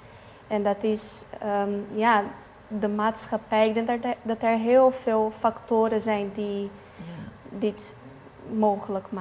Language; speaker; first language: Dutch; non-native, fluent; Portuguese